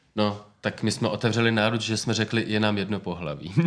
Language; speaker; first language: Czech; native; Czech